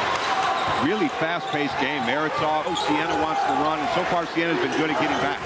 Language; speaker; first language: English; native; English